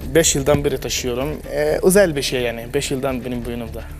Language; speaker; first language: Turkish; non-native, learner; Arabic